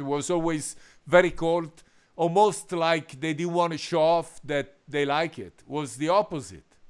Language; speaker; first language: English; non-native, fluent; Italian